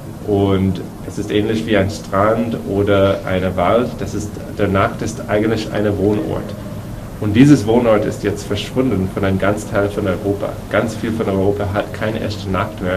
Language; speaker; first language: German; non-native, learner; English